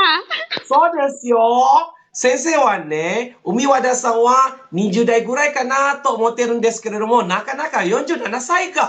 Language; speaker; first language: Japanese; non-native, fluent; Malay